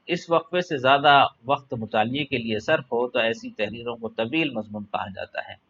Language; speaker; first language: Urdu; native; Urdu